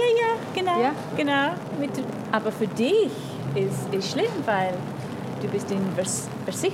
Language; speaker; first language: German; non-native, learner; English